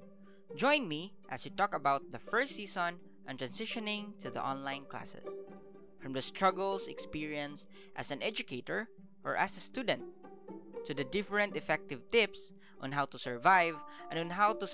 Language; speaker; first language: English; non-native, local second language; Cebuano